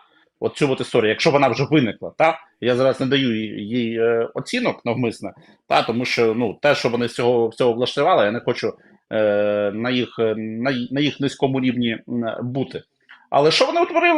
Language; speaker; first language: Ukrainian; native; Ukrainian